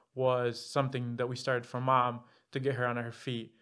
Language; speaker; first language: English; non-native, fluent; Arabic